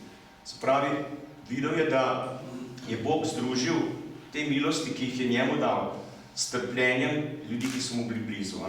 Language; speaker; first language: Slovenian; native; Slovenian